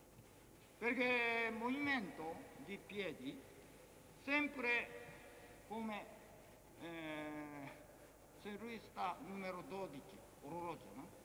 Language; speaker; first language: Italian; non-native, learner; Japanese